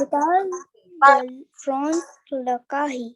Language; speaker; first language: French; non-native, learner; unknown